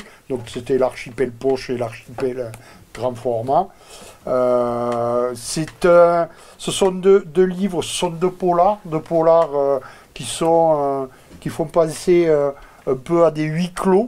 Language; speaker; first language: French; native; French